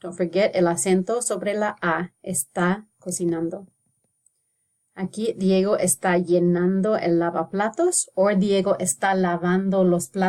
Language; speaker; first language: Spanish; non-native, fluent; English